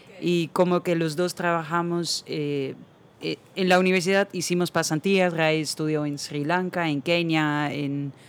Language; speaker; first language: Spanish; non-native, fluent; Dutch